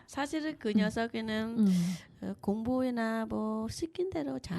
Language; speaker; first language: Korean; non-native, learner; Vietnamese